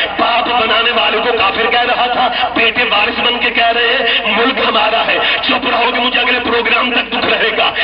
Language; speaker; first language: Urdu; non-native, local second language; Punjabi